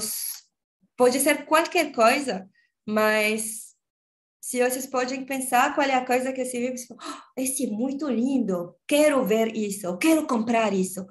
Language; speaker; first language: Portuguese; non-native, learner; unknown